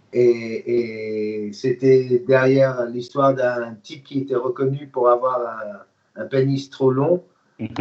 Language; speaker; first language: French; non-native, fluent; English